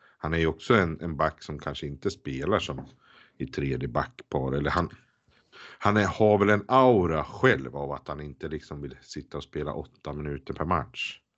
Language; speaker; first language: Swedish; native; Swedish